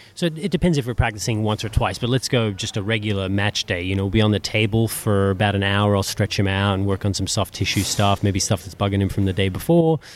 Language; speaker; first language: English; native; English